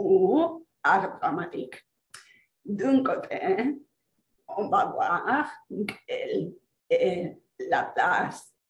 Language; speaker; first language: French; non-native, fluent; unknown